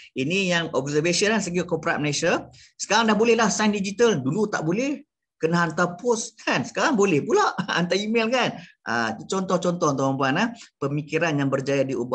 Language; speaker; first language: Malay; native; Malay